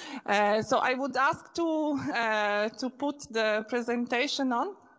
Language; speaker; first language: English; non-native, fluent; Italian